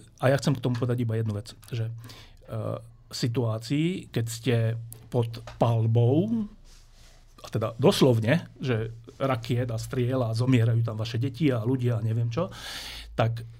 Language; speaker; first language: Slovak; native; Slovak